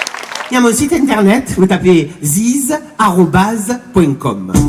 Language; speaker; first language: French; native; French